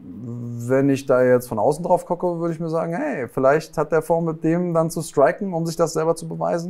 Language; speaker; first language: German; native; German